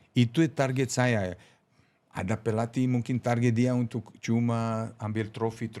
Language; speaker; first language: Indonesian; non-native, fluent; Serbian